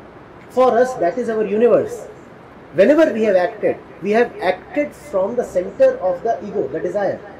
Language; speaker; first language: English; non-native, local second language; Hindi